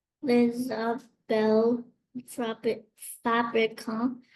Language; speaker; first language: French; non-native, learner; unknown